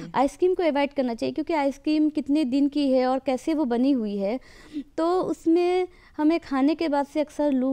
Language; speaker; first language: Hindi; native; Hindi